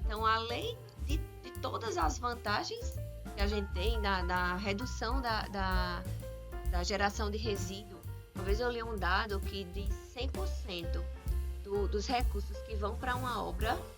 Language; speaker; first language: Portuguese; native; Portuguese